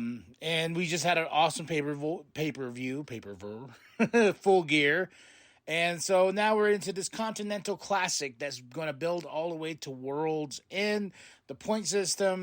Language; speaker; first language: English; native; English